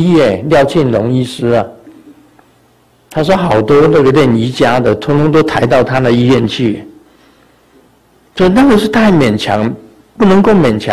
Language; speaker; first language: Chinese; native; Chinese